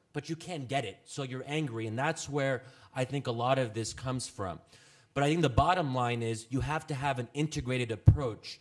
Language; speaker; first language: English; native; English